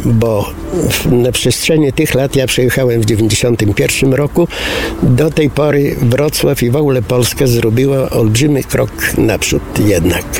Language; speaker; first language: Polish; non-native, fluent; Bulgarian